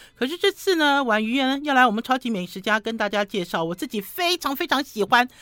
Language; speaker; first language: Chinese; native; Chinese